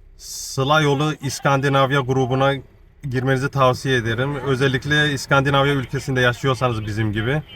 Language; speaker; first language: Turkish; early bilingual, heritage; Turkish